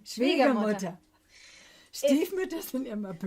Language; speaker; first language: German; non-native, fluent; English